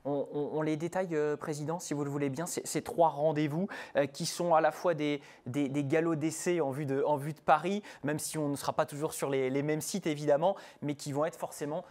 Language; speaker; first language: French; native; French